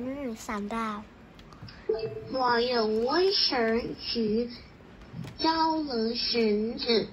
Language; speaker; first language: Chinese; non-native, learner; Thai